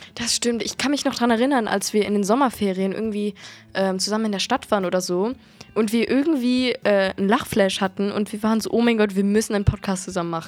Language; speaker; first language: German; native; German